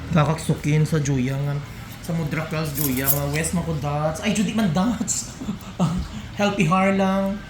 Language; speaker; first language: Filipino; non-native, local second language; Hiligaynon